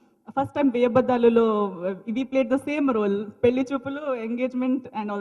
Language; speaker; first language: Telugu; non-native, learner; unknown